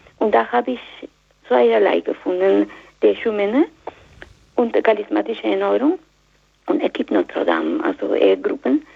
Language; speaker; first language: German; non-native, fluent; Spanish